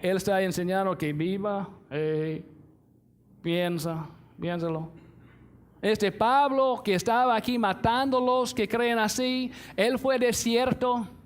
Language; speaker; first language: Spanish; non-native, fluent; English